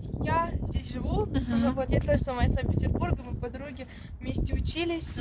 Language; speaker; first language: Russian; native; Russian